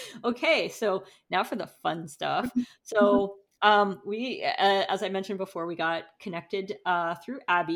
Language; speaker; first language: English; non-native, fluent; Portuguese